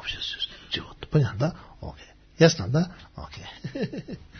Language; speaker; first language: Russian; non-native, learner; Tibetan